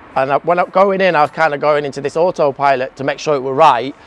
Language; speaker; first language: English; native; English